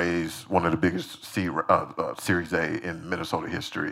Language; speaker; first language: English; native; English